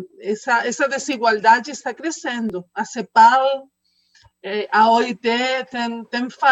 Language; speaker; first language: Portuguese; non-native, fluent; Spanish